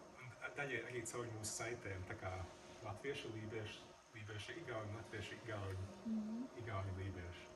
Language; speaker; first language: Latvian; early bilingual, heritage; English